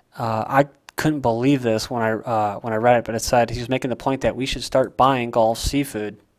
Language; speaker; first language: English; native; English